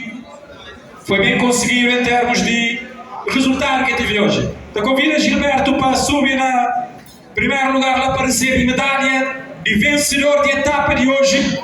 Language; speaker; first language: Portuguese; non-native, local second language; Kabuverdianu